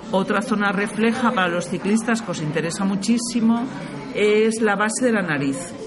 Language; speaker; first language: Spanish; native; Spanish